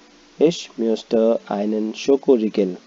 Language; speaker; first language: German; non-native, fluent; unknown